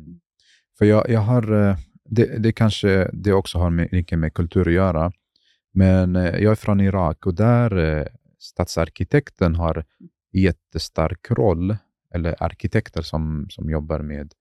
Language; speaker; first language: Swedish; non-native, fluent; Arabic